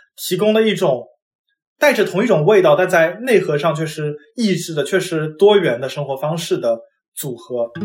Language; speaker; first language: Chinese; non-native, local second language; Wu Chinese